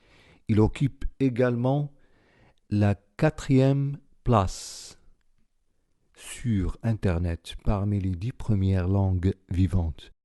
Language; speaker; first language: French; non-native, local second language; Arabic